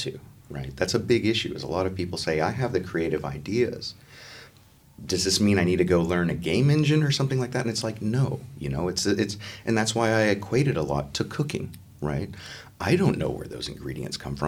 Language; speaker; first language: English; native; English